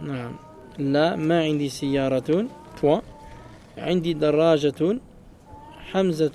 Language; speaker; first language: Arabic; non-native, fluent; French